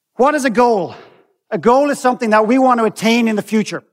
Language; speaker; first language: English; native; English